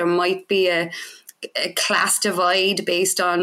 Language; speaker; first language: English; native; English